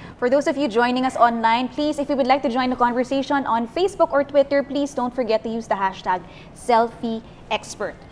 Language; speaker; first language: English; non-native, local second language; Filipino